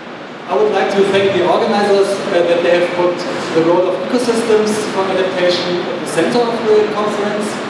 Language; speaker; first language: English; non-native, fluent; German